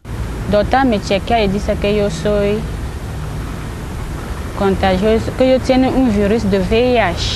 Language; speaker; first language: Spanish; non-native, learner; French